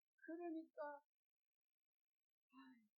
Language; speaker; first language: Korean; native; Korean